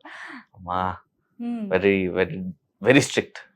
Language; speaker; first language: Telugu; non-native, local second language; Urdu